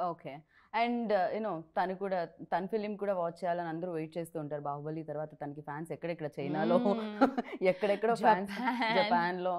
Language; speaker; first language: Telugu; native; Telugu